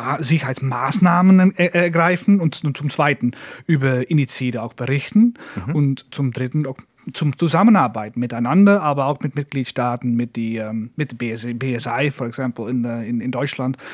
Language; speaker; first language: German; non-native, fluent; Dutch